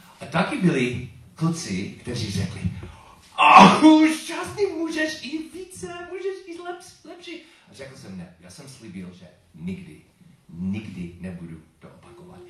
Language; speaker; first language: Czech; non-native, learner; English